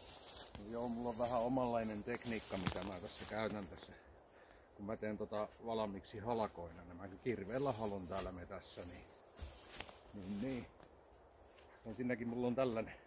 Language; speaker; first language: Finnish; native; Finnish